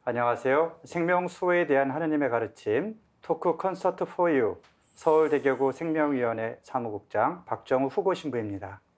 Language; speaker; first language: Korean; native; Korean